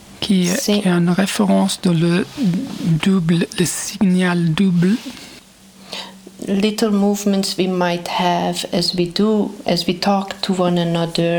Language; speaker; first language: French; non-native, fluent; English